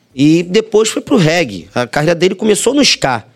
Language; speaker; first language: Portuguese; native; Portuguese